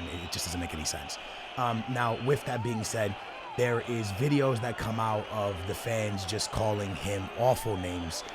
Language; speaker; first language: English; native; English